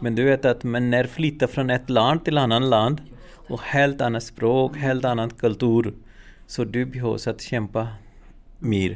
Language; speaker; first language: Swedish; non-native, learner; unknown